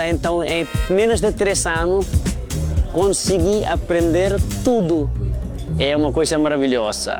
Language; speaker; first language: Portuguese; non-native, fluent; Nepali